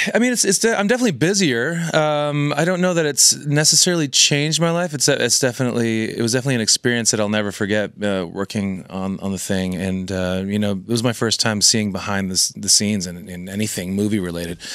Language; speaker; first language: English; native; English